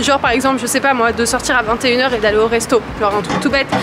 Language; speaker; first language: French; native; French